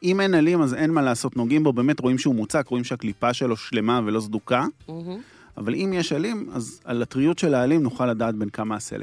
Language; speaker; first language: Hebrew; native; Hebrew